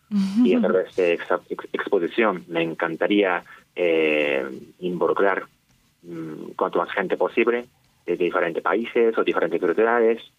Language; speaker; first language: Spanish; non-native, fluent; Japanese